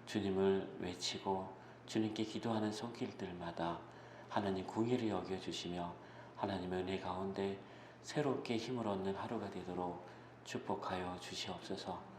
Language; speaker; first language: Korean; native; Korean